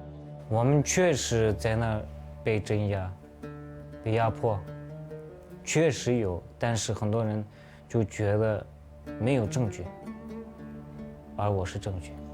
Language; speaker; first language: Chinese; non-native, local second language; Uyghur